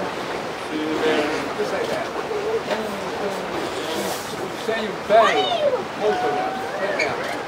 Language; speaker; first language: Italian; non-native, learner; Portuguese